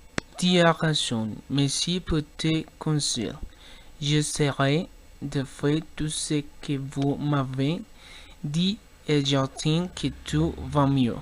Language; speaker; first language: French; non-native, learner; Spanish